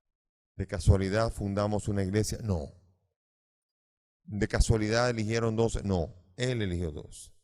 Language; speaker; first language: Spanish; native; Spanish